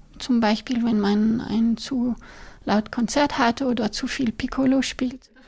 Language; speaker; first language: German; non-native, local second language; French